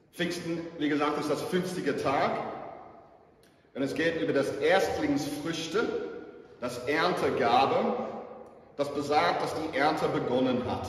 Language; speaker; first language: German; non-native, fluent; English